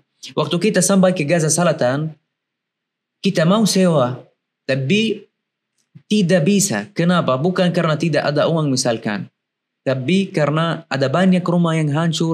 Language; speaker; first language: Indonesian; non-native, learner; Arabic